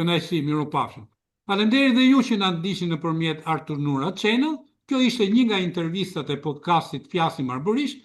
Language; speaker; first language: Albanian; native; Albanian